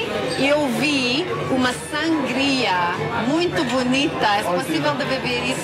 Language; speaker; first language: Portuguese; non-native, learner; French